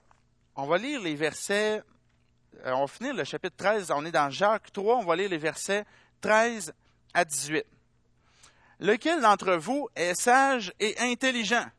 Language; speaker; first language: French; native; French